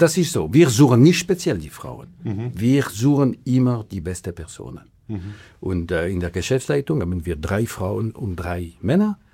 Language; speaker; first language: German; non-native, local second language; French